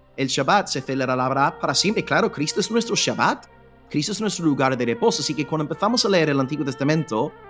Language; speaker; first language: Spanish; non-native, fluent; English